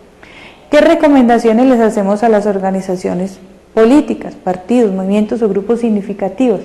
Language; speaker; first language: Spanish; native; Spanish